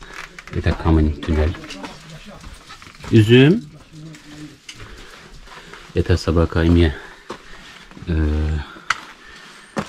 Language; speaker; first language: Russian; non-native, learner; Turkish